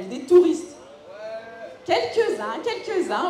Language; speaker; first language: French; native; French